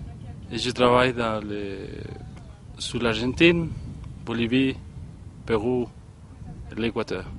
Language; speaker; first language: French; non-native, fluent; Spanish